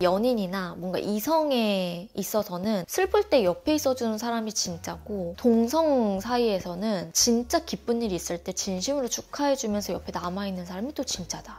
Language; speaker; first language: Korean; native; Korean